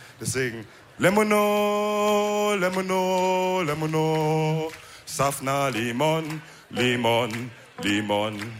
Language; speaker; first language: German; early bilingual, other home language; Wolof